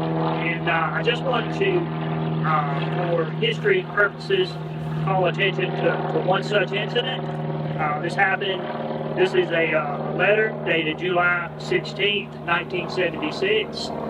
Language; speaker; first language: English; native; English